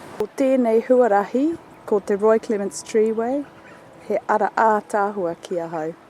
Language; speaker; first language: Māori; non-native, local second language; English